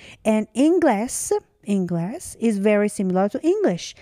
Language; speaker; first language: English; non-native, fluent; Persian